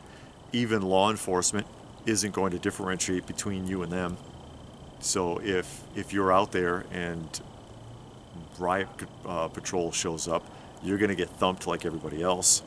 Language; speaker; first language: English; native; English